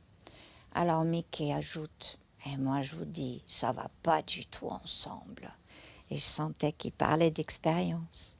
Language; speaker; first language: French; non-native, fluent; German